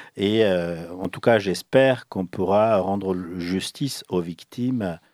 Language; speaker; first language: French; early bilingual, other home language; Bosnian